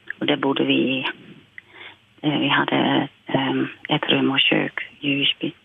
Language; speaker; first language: Swedish; non-native, fluent; Dutch